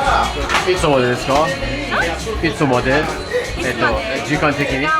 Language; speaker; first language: Japanese; non-native, learner; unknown